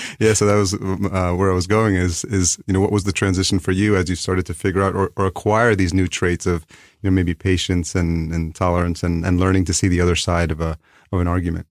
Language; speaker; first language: English; early bilingual, other home language; Spanish